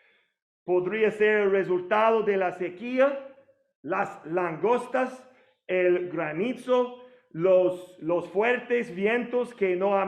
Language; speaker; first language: Spanish; non-native, learner; English